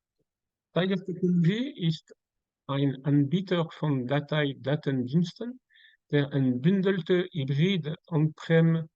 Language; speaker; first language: German; non-native, learner; French